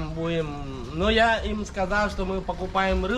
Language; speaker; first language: Russian; non-native, fluent; Khmer